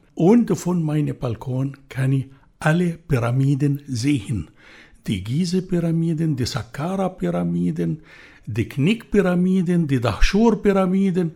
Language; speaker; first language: German; non-native, fluent; Arabic